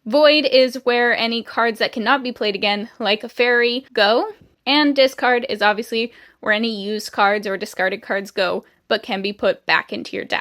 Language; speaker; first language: English; native; English